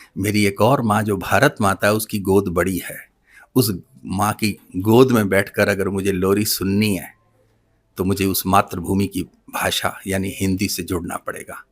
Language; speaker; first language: Hindi; non-native, local second language; Punjabi